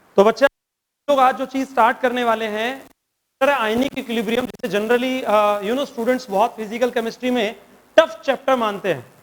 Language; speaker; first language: Hindi; native; Hindi